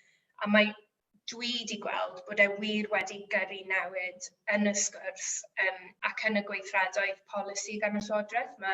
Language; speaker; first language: Welsh; native; Welsh